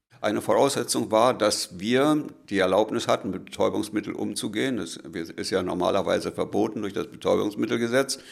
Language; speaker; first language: German; native; German